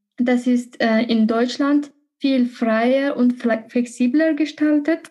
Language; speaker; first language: German; non-native, fluent; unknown